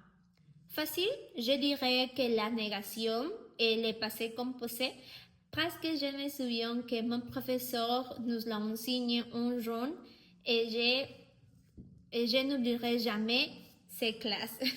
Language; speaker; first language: French; non-native, learner; Spanish